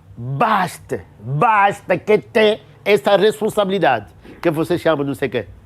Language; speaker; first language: Portuguese; non-native, local second language; Kongo